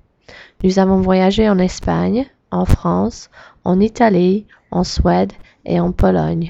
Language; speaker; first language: French; non-native, learner; English